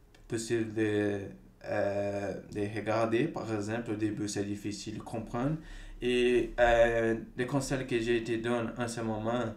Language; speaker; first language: French; non-native, fluent; Portuguese